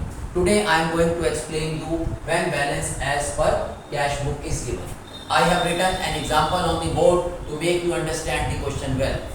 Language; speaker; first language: English; non-native, local second language; Hindi